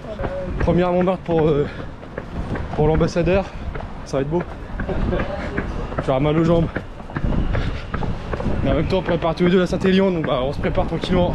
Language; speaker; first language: French; native; French